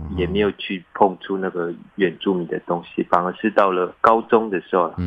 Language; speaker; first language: Chinese; non-native, local second language; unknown